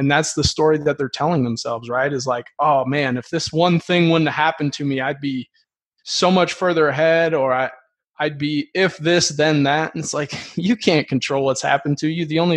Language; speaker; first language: English; native; English